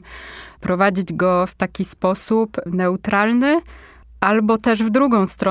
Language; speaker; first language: Polish; native; Polish